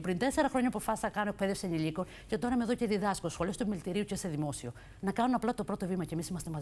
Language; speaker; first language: Greek; native; Greek